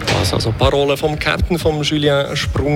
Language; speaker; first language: German; native; German